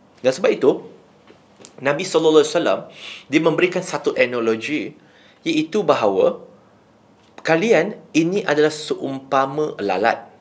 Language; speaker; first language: Malay; non-native, local second language; Chinese